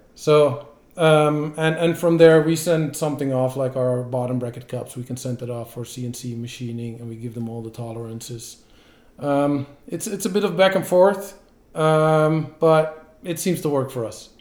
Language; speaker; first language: English; non-native, fluent; Dutch